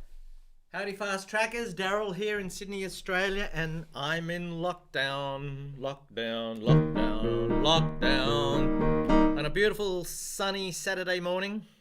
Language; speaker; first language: English; native; English